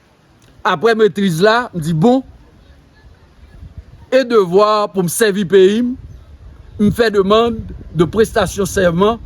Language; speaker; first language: French; non-native, local second language; Haitian Creole